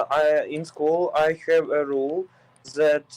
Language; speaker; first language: English; non-native, learner; Ukrainian